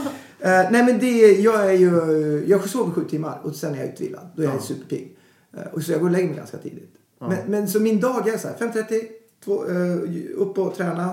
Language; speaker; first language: Swedish; native; Swedish